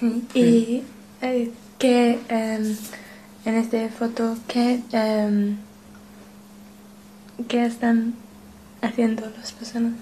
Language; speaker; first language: Spanish; non-native, learner; English